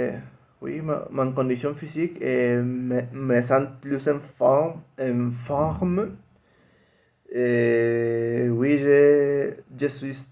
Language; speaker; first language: French; non-native, learner; Spanish